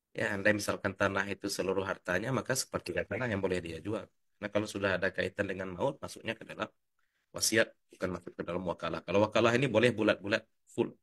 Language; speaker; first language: Indonesian; non-native, local second language; Minangkabau